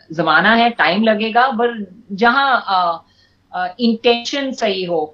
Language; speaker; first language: Hindi; non-native, local second language; English